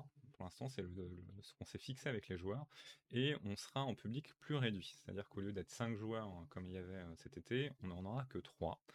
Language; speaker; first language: French; native; French